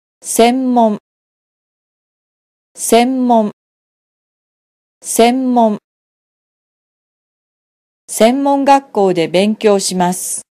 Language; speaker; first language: Japanese; non-native, fluent; Vietnamese